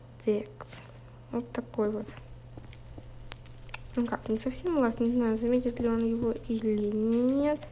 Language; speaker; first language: Russian; native; Russian